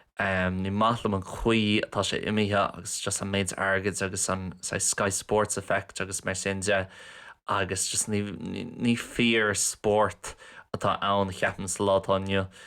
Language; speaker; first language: Irish; non-native, local second language; English